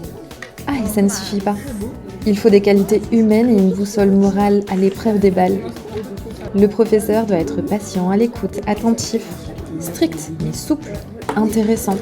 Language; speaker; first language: French; native; French